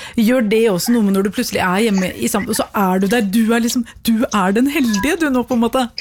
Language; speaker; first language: Norwegian; native; Norwegian